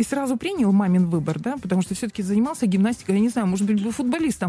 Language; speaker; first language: Russian; native; Russian